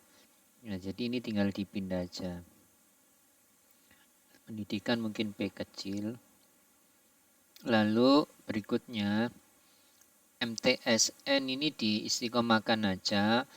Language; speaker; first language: Indonesian; native; Indonesian